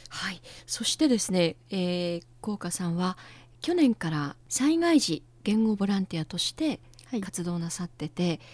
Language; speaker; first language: Japanese; native; Japanese